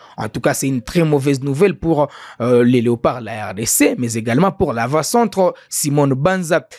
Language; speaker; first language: French; non-native, local second language; Swahili